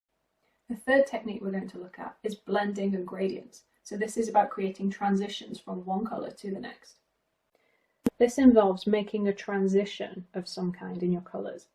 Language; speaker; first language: English; native; English